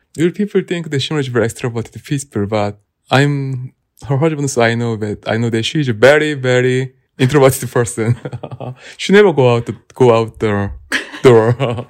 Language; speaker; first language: English; non-native, learner; Korean